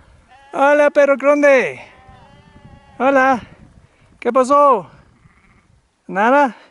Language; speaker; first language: Spanish; non-native, learner; English